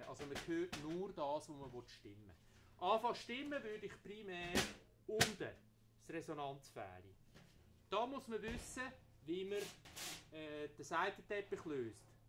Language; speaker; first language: German; native; German